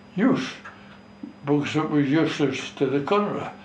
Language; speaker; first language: English; native; English